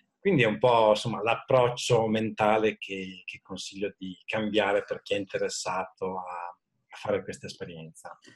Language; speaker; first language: Italian; native; Italian